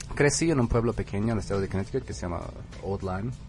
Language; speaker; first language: Spanish; non-native, fluent; English